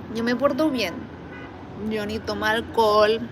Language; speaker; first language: Spanish; early bilingual, heritage; Spanish